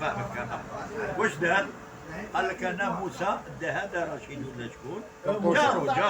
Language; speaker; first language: Arabic; native; Arabic